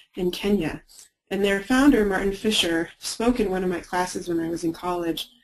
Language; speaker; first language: English; native; English